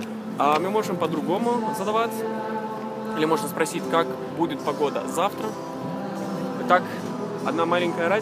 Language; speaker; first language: Russian; non-native, fluent; Norwegian